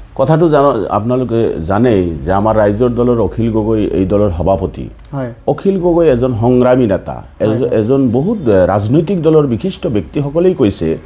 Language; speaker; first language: Assamese; non-native, local second language; Bangla